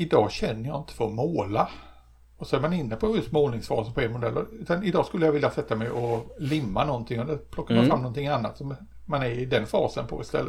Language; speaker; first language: Swedish; native; Swedish